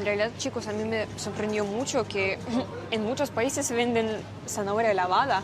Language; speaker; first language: Spanish; non-native, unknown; Russian